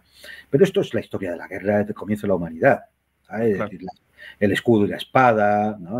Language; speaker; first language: Spanish; native; Spanish